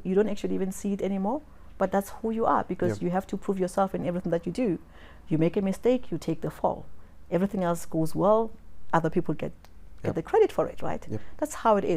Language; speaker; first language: English; non-native, local second language; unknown